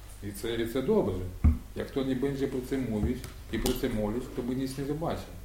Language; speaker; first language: Polish; non-native, learner; Ukrainian